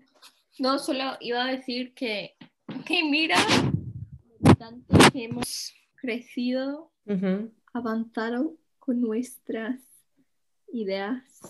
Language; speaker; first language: Spanish; non-native, fluent; English